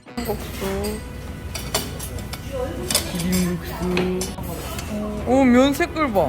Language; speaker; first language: Korean; non-native, learner; Turkish